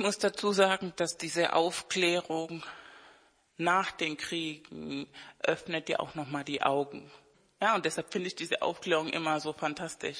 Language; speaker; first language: German; non-native, fluent; Spanish